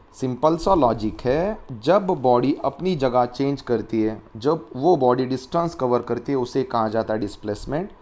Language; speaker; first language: Hindi; non-native, local second language; Marathi